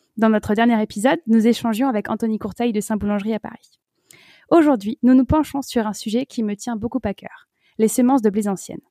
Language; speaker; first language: French; native; French